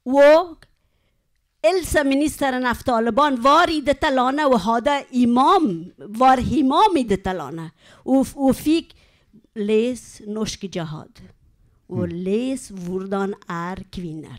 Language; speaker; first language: Norwegian; non-native, learner; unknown